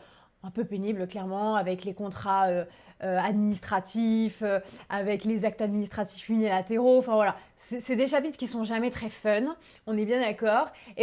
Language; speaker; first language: French; native; French